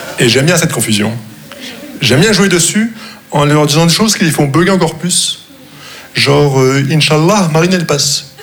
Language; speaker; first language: French; non-native, local second language; Arabic